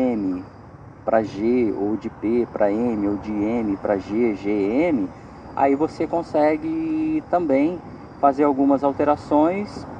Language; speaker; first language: Portuguese; native; Portuguese